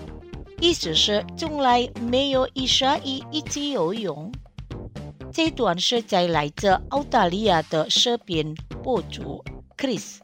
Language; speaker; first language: Chinese; non-native, fluent; Indonesian